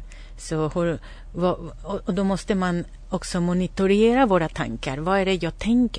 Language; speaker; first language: Swedish; non-native, fluent; Spanish